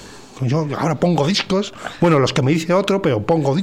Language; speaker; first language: Spanish; native; Spanish